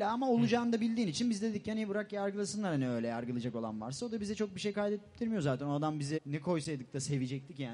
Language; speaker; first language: Turkish; native; Turkish